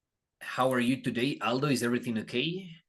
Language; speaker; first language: English; non-native, fluent; Spanish